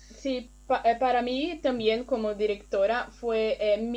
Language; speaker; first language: Spanish; non-native, learner; Portuguese